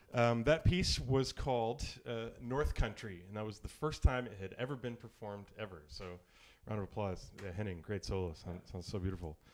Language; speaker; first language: English; native; English